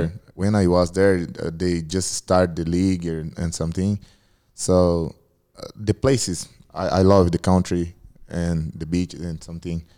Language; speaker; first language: English; non-native, learner; Portuguese